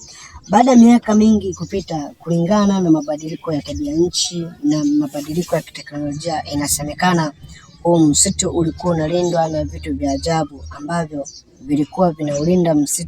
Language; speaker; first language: Swahili; native; Swahili